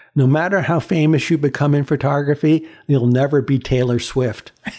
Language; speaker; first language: English; early bilingual, other home language; Chinese